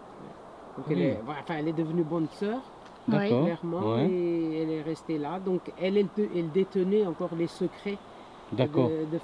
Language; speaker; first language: French; non-native, fluent; Portuguese